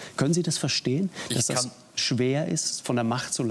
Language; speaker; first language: German; native; German